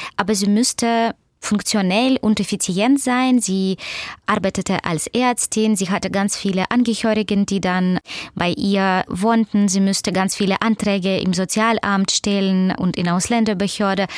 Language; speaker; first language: German; non-native, fluent; Russian